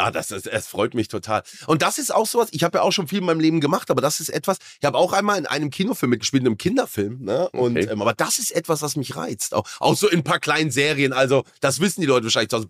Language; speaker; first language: German; native; German